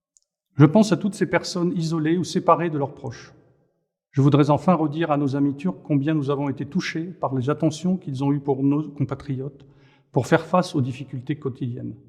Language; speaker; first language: French; native; French